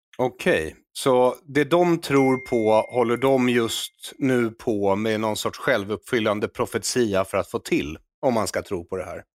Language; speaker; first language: Swedish; native; Swedish